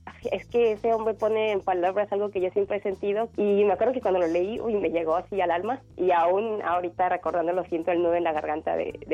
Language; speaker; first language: Spanish; native; Spanish